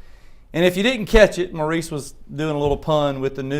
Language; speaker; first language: English; native; English